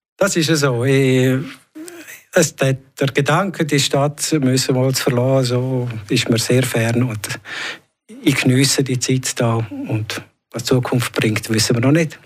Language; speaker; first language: German; native; German